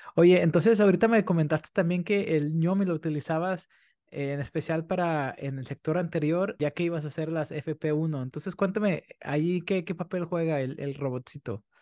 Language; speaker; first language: Spanish; native; Spanish